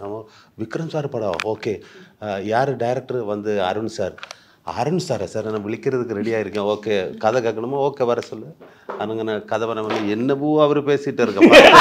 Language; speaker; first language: Tamil; non-native, learner; Malayalam